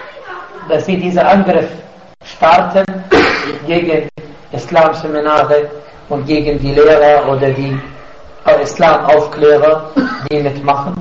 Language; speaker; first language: German; non-native, fluent; Arabic